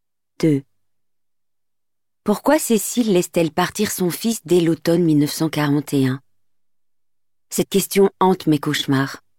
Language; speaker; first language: French; native; French